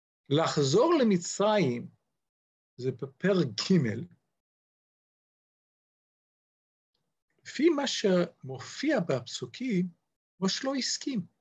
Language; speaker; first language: Hebrew; non-native, fluent; English